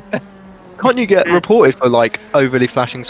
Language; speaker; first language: English; native; English